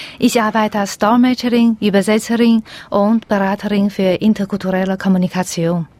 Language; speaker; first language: German; non-native, fluent; Chinese